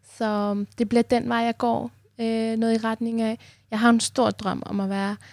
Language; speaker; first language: Danish; early bilingual, other home language; Persian